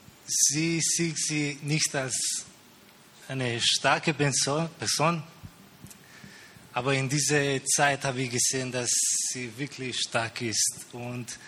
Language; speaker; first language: German; non-native, learner; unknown